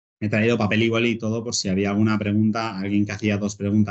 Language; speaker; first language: Spanish; native; Spanish